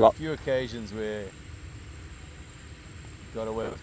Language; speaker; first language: English; native; English